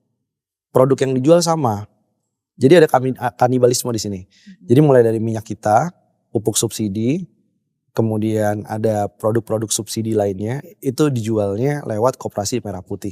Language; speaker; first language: Indonesian; native; Indonesian